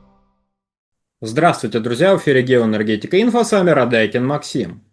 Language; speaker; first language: Russian; native; Russian